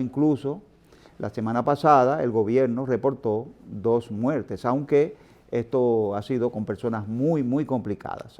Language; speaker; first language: Spanish; native; Spanish